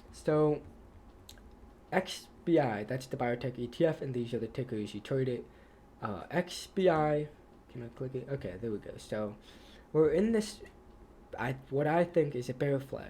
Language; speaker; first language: English; native; English